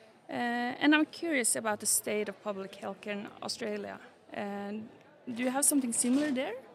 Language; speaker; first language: English; non-native, fluent; Norwegian